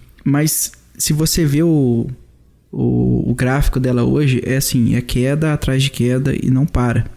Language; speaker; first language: Portuguese; native; Portuguese